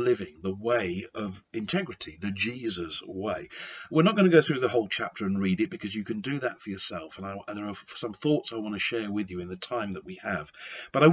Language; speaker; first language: English; native; English